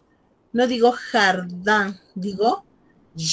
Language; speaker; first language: Spanish; native; Spanish